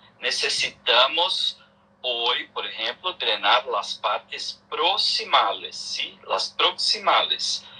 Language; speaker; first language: Spanish; non-native, learner; Portuguese